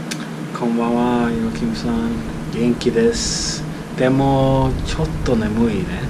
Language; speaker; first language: Japanese; non-native, learner; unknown